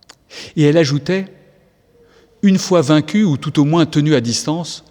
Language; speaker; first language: French; native; French